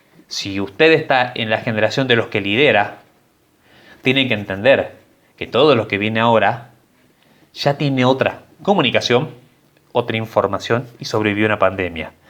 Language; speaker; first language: Spanish; native; Spanish